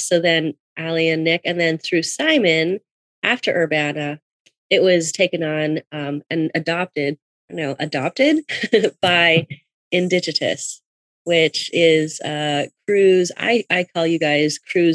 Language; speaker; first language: English; native; English